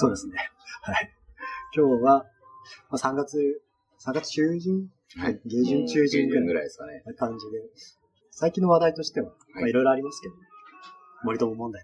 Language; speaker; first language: Japanese; native; Japanese